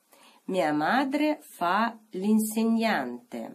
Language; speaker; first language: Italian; non-native, fluent; Russian